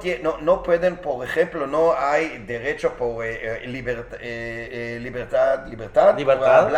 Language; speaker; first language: Spanish; non-native, fluent; Hebrew